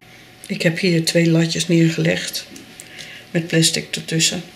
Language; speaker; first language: Dutch; native; Dutch